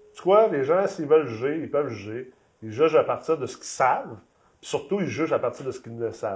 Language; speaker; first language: French; native; French